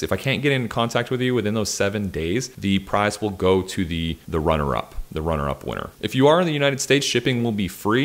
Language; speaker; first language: English; native; English